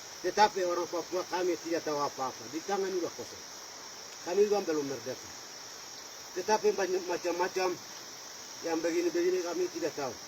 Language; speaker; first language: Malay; non-native, local second language; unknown